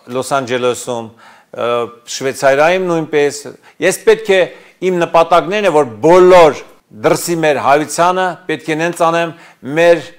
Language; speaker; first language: Armenian; native; Armenian